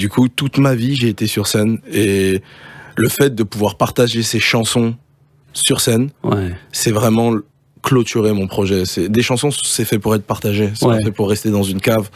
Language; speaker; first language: French; native; French